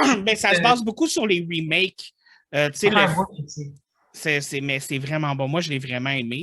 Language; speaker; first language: French; native; French